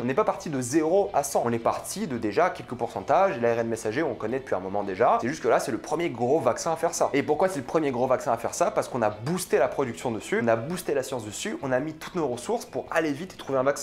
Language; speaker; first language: French; native; French